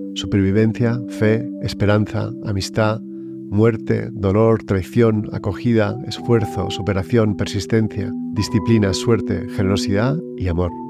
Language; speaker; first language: Spanish; native; Spanish